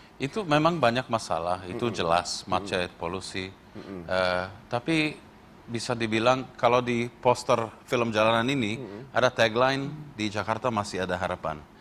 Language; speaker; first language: Indonesian; non-native, fluent; English